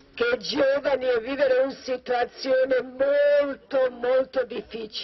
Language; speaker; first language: Italian; non-native, learner; Croatian